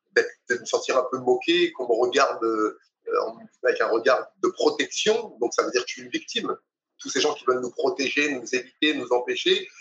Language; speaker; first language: French; native; French